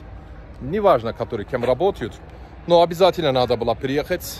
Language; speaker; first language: Russian; non-native, learner; Turkish